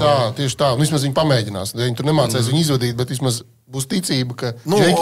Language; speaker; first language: Latvian; native; Latvian